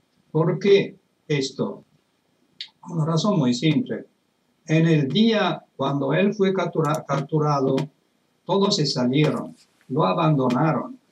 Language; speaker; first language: Spanish; non-native, fluent; Italian